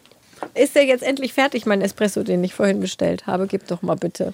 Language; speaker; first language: German; native; German